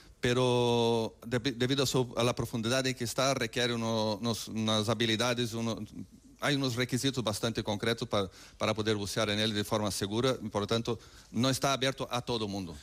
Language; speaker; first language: Spanish; non-native, fluent; Portuguese